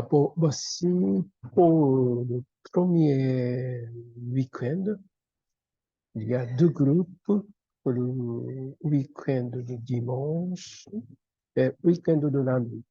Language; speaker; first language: French; non-native, fluent; Japanese